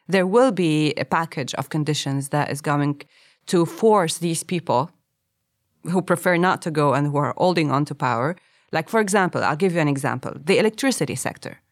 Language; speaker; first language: English; non-native, fluent; Arabic